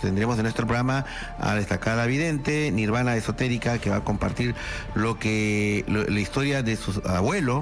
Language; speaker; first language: Spanish; native; Spanish